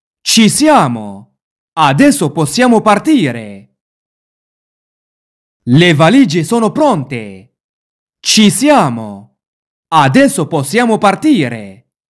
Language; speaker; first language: Italian; non-native, fluent; Arabic